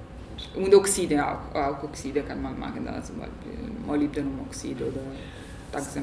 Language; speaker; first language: German; non-native, learner; Italian